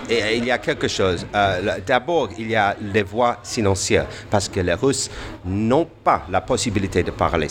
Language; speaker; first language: French; non-native, fluent; English